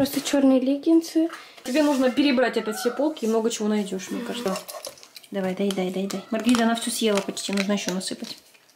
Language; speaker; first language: Russian; native; Russian